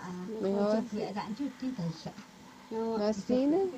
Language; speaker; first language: Spanish; non-native, learner; English